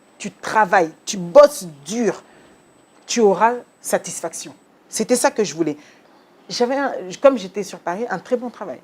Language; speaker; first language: French; early bilingual, other home language; Lingala